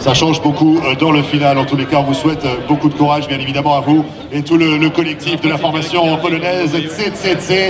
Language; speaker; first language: French; native; French